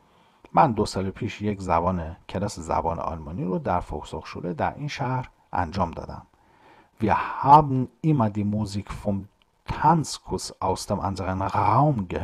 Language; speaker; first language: German; non-native, fluent; Persian